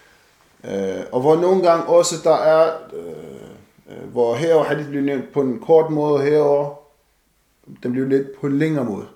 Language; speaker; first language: Danish; non-native, fluent; Arabic